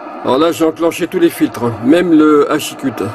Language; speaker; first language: French; native; French